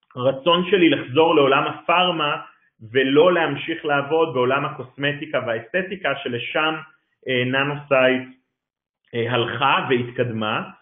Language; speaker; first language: Hebrew; native; Hebrew